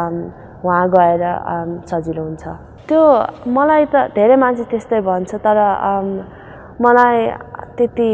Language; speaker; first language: Nepali; early bilingual, heritage; Nepali